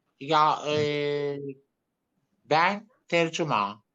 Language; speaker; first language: Turkish; non-native, learner; Arabic